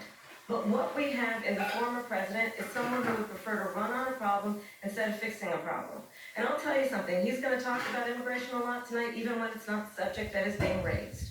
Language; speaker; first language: English; native; English